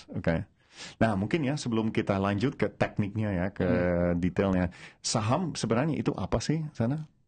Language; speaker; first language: Indonesian; non-native, fluent; Dutch